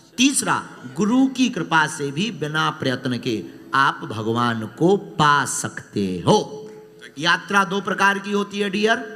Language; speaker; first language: Hindi; native; Hindi